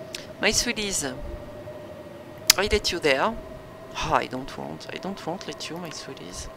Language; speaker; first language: English; non-native, learner; French